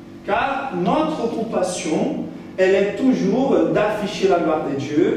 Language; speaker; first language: French; non-native, fluent; Portuguese